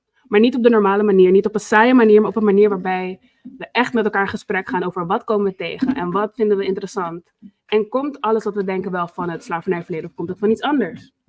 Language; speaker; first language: Dutch; native; Dutch